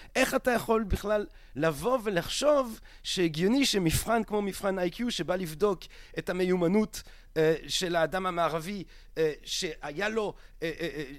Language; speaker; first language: Hebrew; non-native, fluent; French